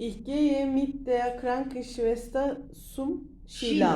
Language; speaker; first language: German; non-native, learner; Turkish